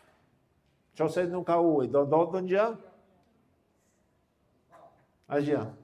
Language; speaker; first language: Albanian; non-native, fluent; English